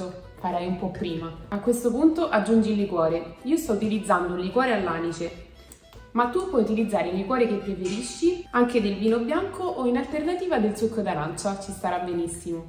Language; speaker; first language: Italian; native; Italian